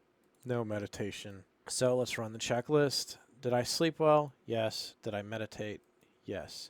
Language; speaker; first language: English; native; English